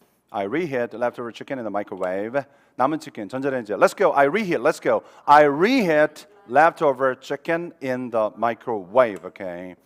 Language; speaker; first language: English; non-native, fluent; Korean